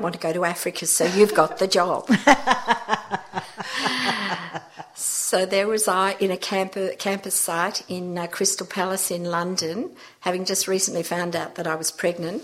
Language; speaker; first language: English; native; English